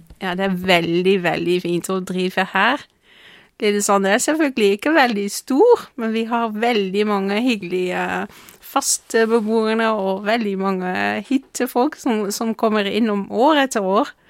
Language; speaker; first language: Norwegian; non-native, fluent; Dutch